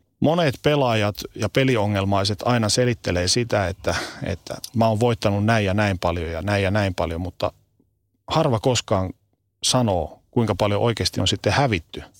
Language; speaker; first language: Finnish; native; Finnish